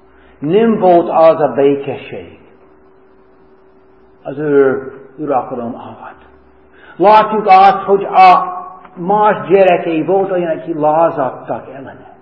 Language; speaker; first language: Hungarian; non-native, fluent; English